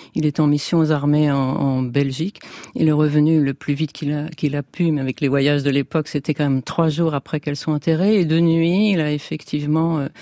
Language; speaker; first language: French; native; French